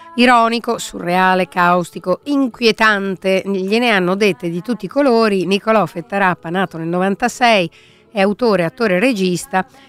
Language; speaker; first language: Italian; native; Italian